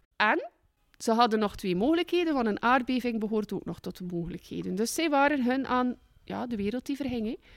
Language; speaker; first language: Dutch; native; Dutch